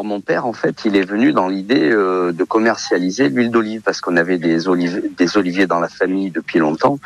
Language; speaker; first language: French; early bilingual, other home language; Portuguese